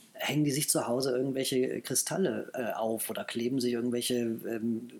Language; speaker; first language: German; native; German